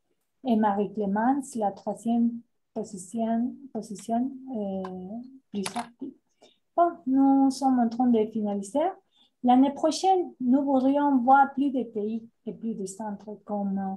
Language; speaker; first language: French; non-native, fluent; Spanish